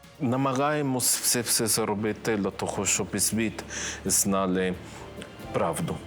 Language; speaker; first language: Ukrainian; non-native, learner; Spanish